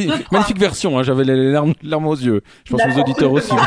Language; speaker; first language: French; native; French